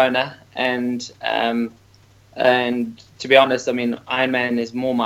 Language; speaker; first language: English; native; English